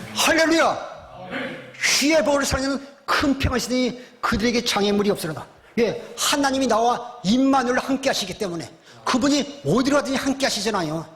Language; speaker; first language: Korean; native; Korean